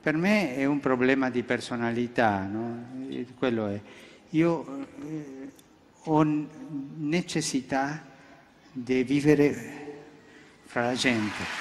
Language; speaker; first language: Italian; non-native, fluent; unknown